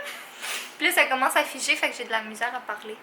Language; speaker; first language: French; native; French